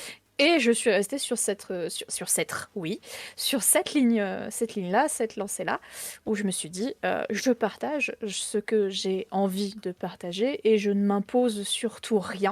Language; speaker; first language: French; native; French